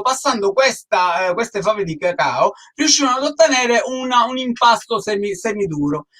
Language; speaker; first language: Italian; native; Italian